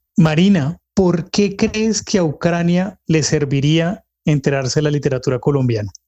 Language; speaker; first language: Spanish; native; Spanish